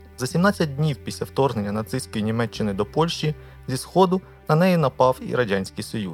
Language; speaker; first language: Ukrainian; native; Ukrainian